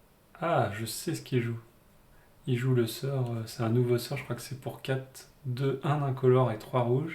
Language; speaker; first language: French; native; French